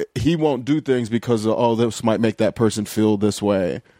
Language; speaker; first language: English; native; English